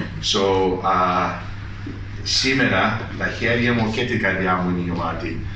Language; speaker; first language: Greek; early bilingual, heritage; Greek